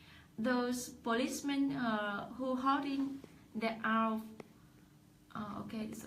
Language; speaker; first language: English; non-native, learner; Vietnamese